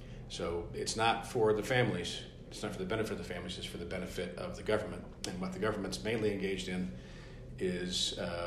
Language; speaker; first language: English; native; English